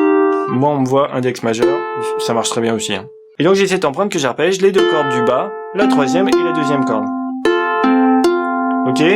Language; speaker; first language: French; native; French